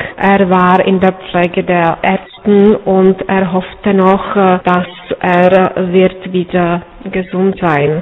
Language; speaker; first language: German; non-native, fluent; Czech